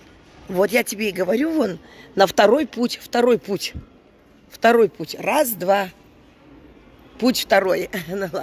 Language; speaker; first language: Russian; native; Russian